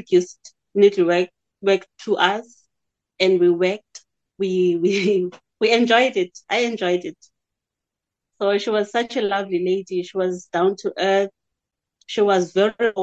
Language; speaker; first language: English; non-native, local second language; Xhosa